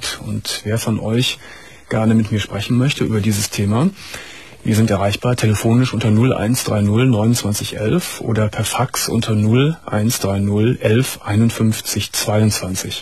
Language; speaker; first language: German; native; German